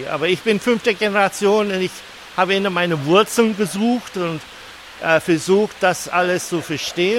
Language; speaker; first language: German; non-native, fluent; English